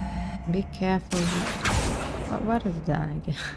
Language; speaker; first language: English; non-native, learner; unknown